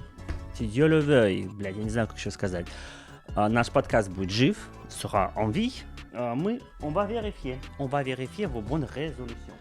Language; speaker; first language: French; non-native, fluent; Russian